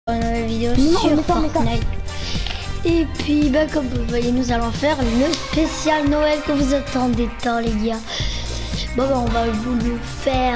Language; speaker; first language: French; native; French